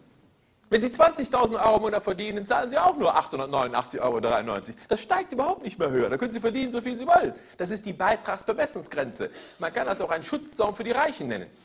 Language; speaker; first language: German; native; German